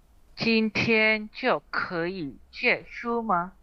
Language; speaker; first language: Chinese; non-native, learner; Indonesian